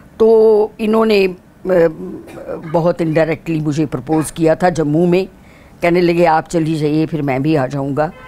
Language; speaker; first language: Hindi; non-native, local second language; Dogri